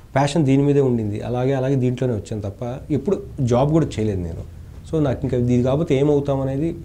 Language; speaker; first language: Telugu; native; Telugu